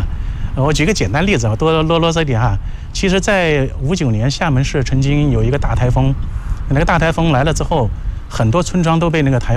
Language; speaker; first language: Chinese; native; Chinese